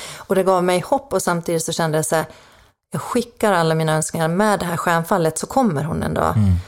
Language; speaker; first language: Swedish; native; Swedish